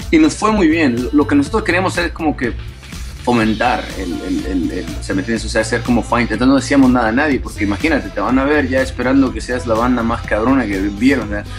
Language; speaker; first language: Spanish; early bilingual, other home language; English